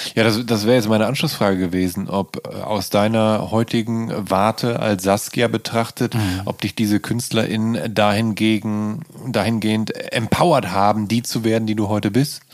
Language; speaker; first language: German; native; German